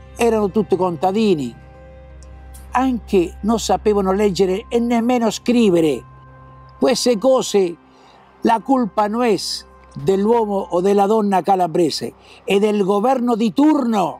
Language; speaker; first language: Italian; early bilingual, heritage; Italian